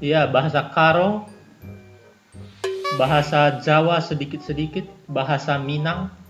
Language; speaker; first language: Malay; non-native, local second language; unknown